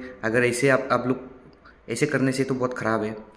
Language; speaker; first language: Hindi; non-native, local second language; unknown